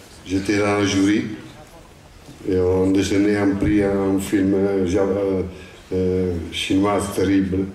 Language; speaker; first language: French; non-native, fluent; Italian